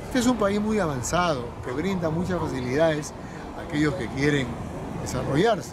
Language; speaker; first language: Spanish; native; Spanish